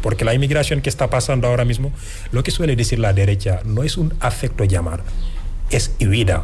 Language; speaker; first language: Spanish; non-native, fluent; Wolof